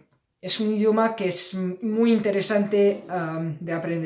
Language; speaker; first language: Spanish; non-native, learner; French